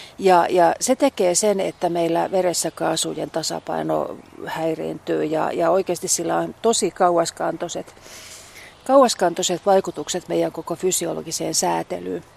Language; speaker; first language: Finnish; native; Finnish